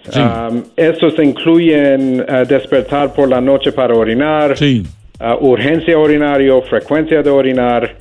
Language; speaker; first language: Spanish; non-native, learner; English